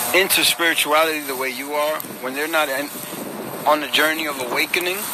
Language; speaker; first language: English; early bilingual, other home language; Spanish